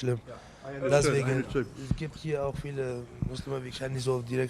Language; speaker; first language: German; non-native, learner; Kurdish